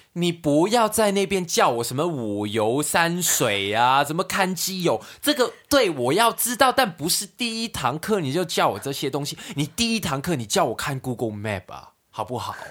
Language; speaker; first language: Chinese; non-native, local second language; Cantonese